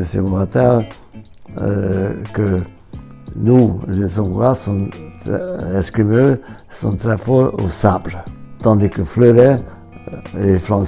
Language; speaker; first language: French; non-native, fluent; Hungarian